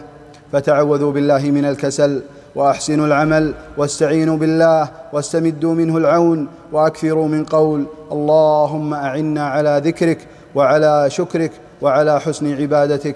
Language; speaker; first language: Arabic; native; Arabic